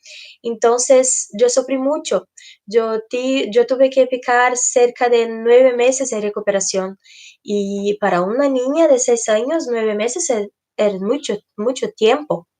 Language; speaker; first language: Spanish; non-native, fluent; Portuguese